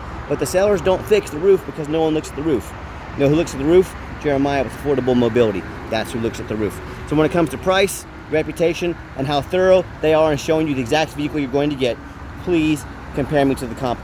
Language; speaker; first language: English; native; English